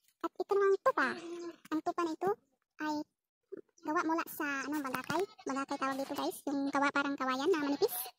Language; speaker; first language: Filipino; non-native, local second language; Cebuano